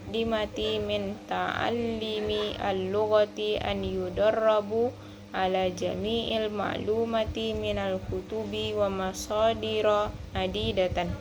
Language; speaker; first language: Arabic; non-native, learner; Indonesian